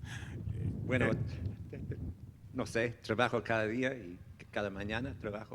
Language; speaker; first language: Spanish; non-native, fluent; English